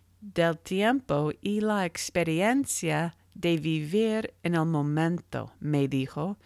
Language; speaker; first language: Spanish; non-native, learner; English